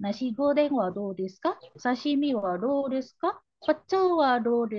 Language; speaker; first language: Indonesian; native; Indonesian